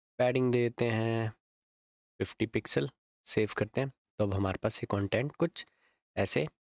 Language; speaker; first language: Hindi; native; Hindi